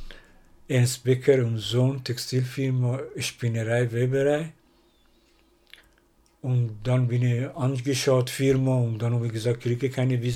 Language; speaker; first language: German; non-native, learner; Persian